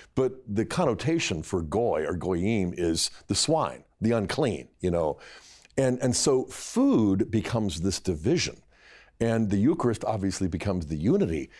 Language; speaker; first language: English; native; English